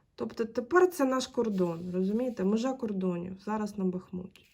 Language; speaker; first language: Ukrainian; native; Ukrainian